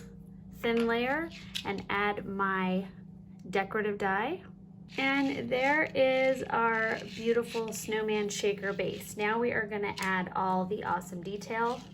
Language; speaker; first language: English; native; English